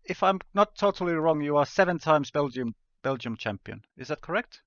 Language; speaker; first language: English; non-native, fluent; Finnish